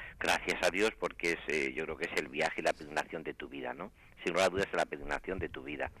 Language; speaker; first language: Spanish; native; Spanish